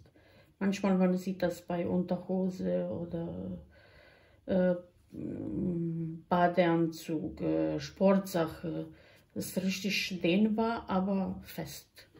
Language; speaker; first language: German; non-native, fluent; Croatian